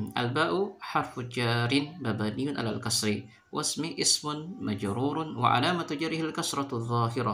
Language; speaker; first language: Arabic; non-native, fluent; Indonesian